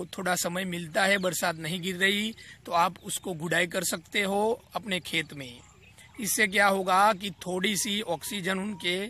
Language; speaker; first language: Hindi; non-native, local second language; Gujarati